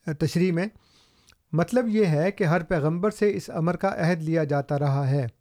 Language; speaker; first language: Urdu; non-native, local second language; Punjabi